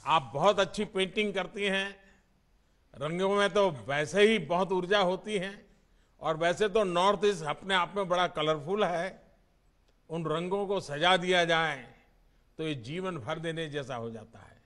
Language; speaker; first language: Hindi; non-native, local second language; Gujarati